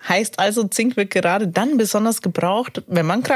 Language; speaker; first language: German; native; German